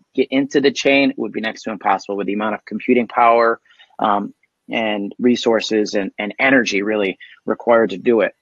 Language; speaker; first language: English; native; English